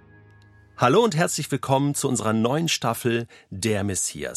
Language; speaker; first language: German; native; German